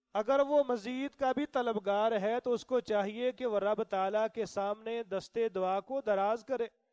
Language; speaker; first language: Urdu; non-native, local second language; Punjabi